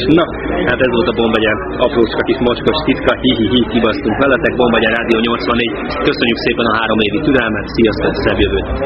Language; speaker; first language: Hungarian; native; Hungarian